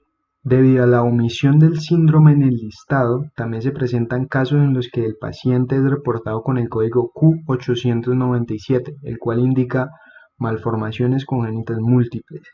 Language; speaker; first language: Spanish; native; Spanish